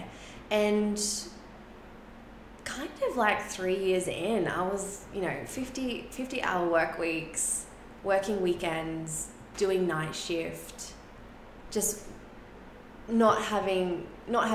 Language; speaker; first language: English; non-native, local second language; Spanish